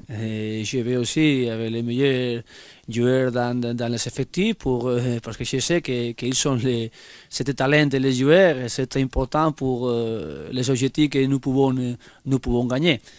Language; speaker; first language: French; non-native, fluent; Spanish